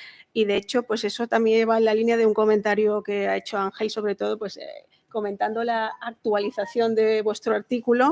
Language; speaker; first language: Spanish; native; Spanish